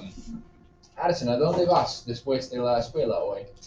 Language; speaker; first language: Spanish; non-native, fluent; English